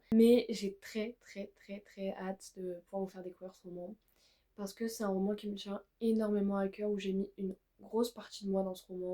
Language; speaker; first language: French; native; French